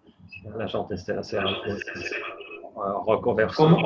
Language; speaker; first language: Spanish; non-native, learner; French